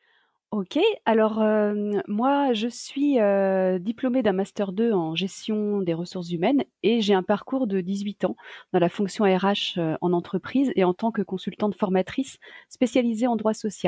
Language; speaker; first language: French; native; French